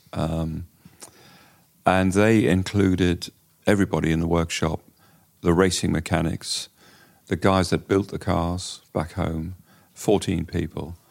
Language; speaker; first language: English; native; English